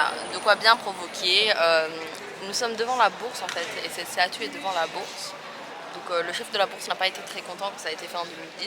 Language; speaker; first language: French; native; French